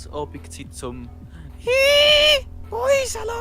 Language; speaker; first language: German; native; German